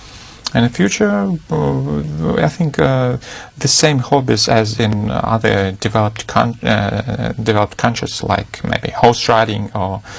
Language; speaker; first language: English; non-native, fluent; Russian